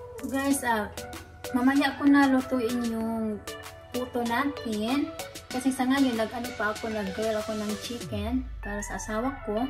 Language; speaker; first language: Filipino; non-native, local second language; Cebuano